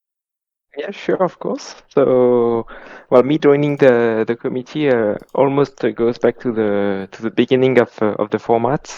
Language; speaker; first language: English; non-native, fluent; French